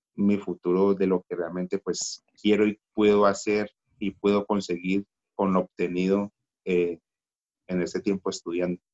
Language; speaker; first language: Spanish; native; Spanish